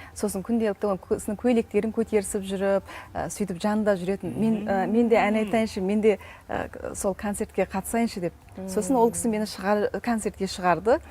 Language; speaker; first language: Kazakh; early bilingual, heritage; Kazakh